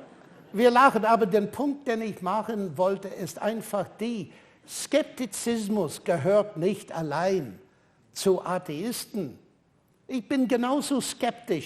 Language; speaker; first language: German; non-native, fluent; English